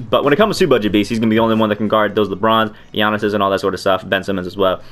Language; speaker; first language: English; native; English